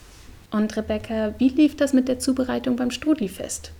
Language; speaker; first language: German; native; German